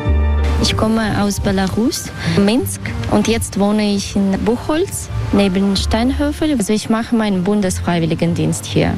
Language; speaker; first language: German; non-native, fluent; Russian